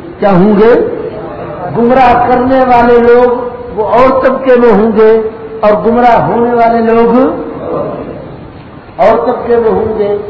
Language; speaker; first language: Urdu; non-native, local second language; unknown